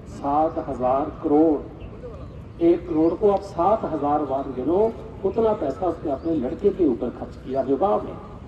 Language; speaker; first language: Hindi; non-native, local second language; Punjabi